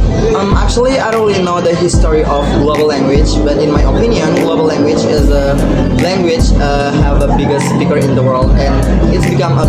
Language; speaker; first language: English; non-native, learner; Indonesian